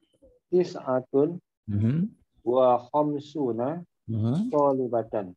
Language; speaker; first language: Arabic; non-native, learner; Malay